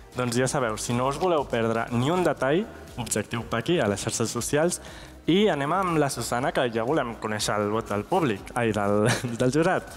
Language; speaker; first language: Catalan; native; Catalan